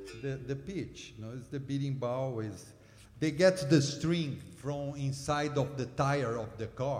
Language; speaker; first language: English; non-native, learner; Portuguese